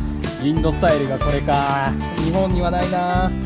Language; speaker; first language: Japanese; native; Japanese